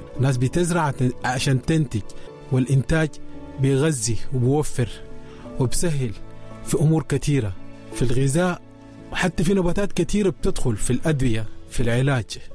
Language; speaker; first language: Arabic; native; Arabic